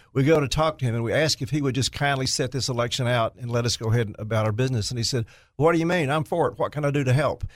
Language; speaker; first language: English; native; English